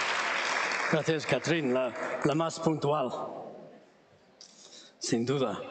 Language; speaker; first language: Spanish; non-native, fluent; English